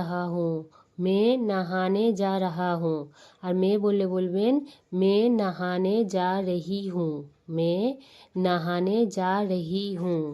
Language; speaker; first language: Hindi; non-native, local second language; Bangla